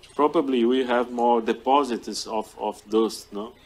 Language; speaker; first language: English; non-native, fluent; Portuguese